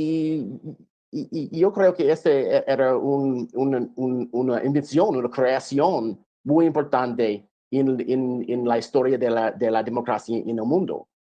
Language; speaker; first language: Spanish; non-native, fluent; English